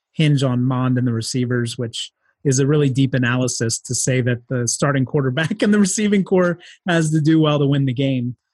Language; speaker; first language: English; native; English